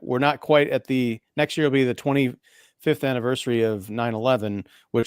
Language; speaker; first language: English; native; English